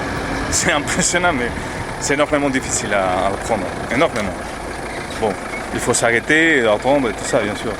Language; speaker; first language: French; non-native, fluent; Spanish